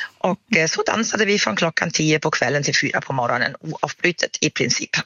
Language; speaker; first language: Swedish; non-native, fluent; German